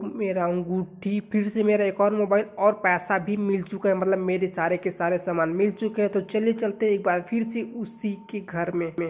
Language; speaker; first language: Hindi; native; Hindi